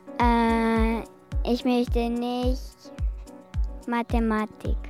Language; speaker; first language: German; non-native, local second language; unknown